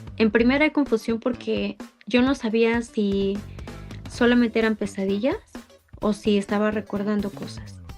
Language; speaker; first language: Spanish; native; Spanish